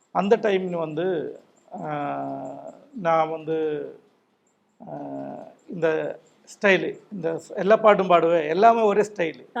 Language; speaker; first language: Tamil; non-native, local second language; Malayalam